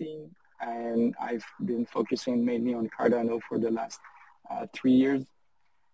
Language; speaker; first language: English; non-native, fluent; French